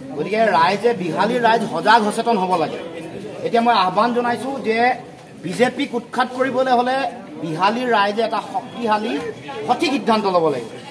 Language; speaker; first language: Assamese; native; Assamese